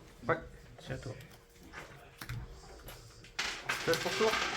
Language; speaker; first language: French; native; French